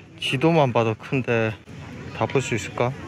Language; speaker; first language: Korean; native; Korean